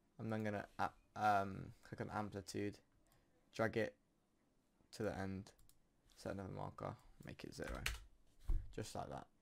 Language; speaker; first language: English; native; English